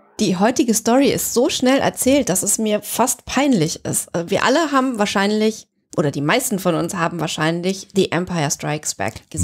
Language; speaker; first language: German; native; German